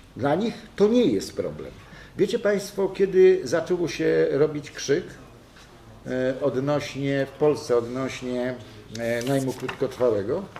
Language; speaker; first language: Polish; native; Polish